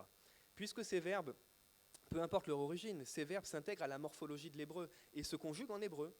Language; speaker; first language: French; native; French